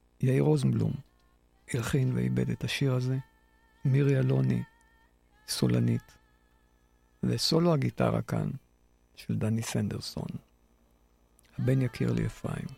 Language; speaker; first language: Hebrew; native; Hebrew